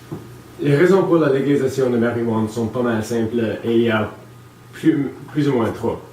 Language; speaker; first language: French; non-native, local second language; English